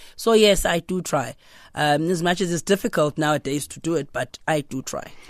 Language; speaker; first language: English; non-native, local second language; Zulu